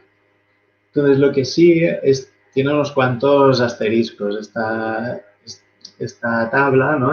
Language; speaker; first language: Spanish; native; Spanish